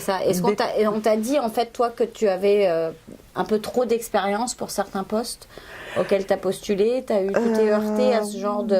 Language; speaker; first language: French; native; French